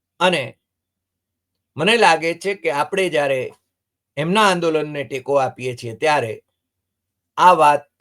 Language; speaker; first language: Gujarati; native; Gujarati